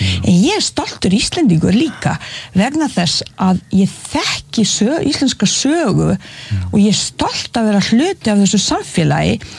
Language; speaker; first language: Icelandic; non-native, fluent; Bosnian